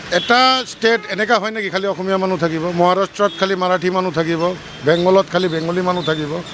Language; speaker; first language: Assamese; non-native, local second language; Bangla